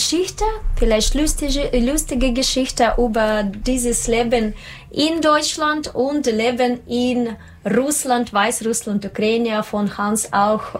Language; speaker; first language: German; non-native, learner; Russian